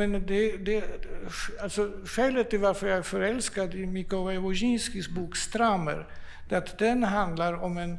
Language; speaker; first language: Swedish; non-native, fluent; Polish